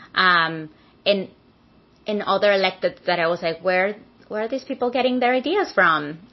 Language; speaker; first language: English; non-native, fluent; Spanish